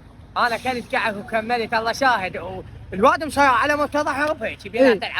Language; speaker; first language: Arabic; native; Arabic